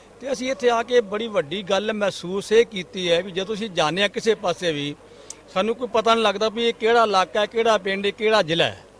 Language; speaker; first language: Punjabi; native; Punjabi